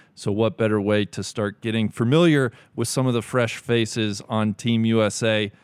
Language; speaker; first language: English; native; English